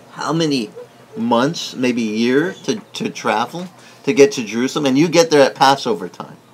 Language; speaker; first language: English; early bilingual, other home language; Italian